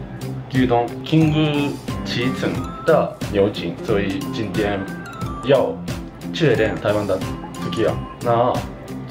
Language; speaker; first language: Chinese; non-native, learner; Japanese